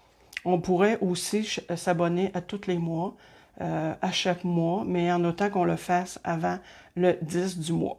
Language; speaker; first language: French; native; French